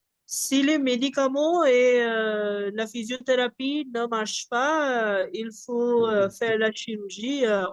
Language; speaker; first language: French; non-native, fluent; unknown